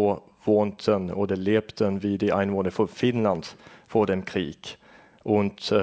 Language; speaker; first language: German; non-native, fluent; Estonian